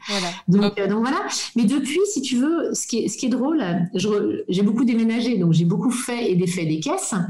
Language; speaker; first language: French; native; French